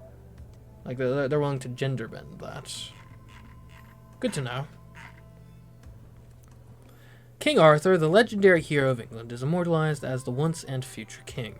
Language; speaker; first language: English; native; English